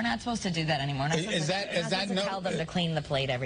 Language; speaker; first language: English; native; English